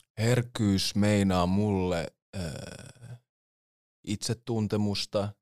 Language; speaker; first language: Finnish; early bilingual, other home language; English